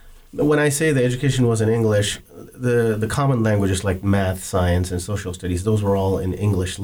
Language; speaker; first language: English; non-native, local second language; Kannada